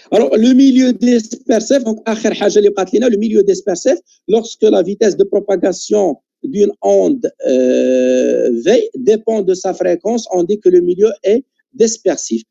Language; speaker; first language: French; non-native, local second language; Arabic